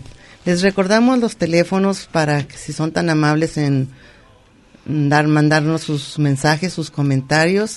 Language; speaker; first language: Spanish; native; Spanish